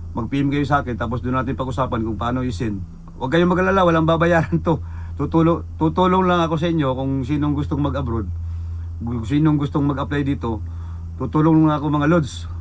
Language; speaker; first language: Filipino; non-native, local second language; Cebuano